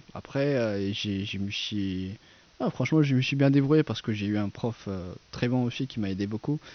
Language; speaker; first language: French; non-native, fluent; Persian